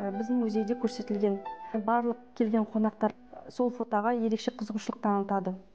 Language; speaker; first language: Kazakh; native; Kazakh